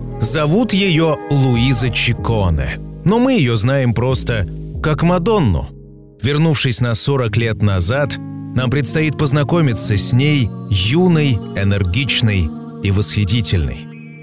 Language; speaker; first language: Russian; native; Russian